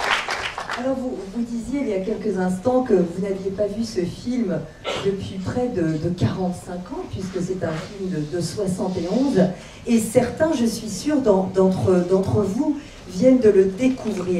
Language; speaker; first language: French; native; French